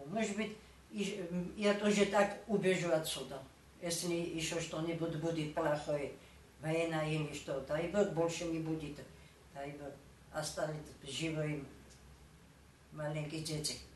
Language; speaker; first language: Russian; non-native, local second language; Georgian